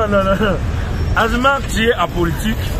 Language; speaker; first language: French; non-native, local second language; Lingala